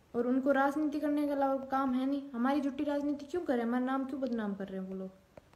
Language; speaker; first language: Hindi; native; Hindi